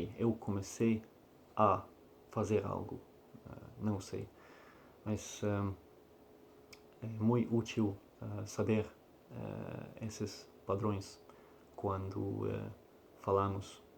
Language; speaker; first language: Portuguese; non-native, learner; Russian